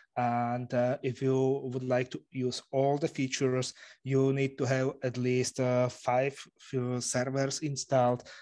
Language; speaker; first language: English; non-native, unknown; Slovak